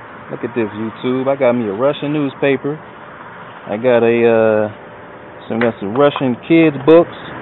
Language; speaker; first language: English; native; English